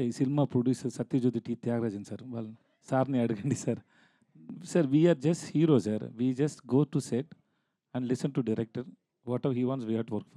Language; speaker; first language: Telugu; non-native, learner; Tamil